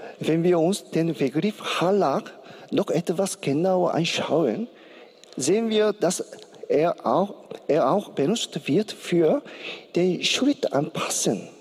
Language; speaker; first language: German; non-native, learner; Korean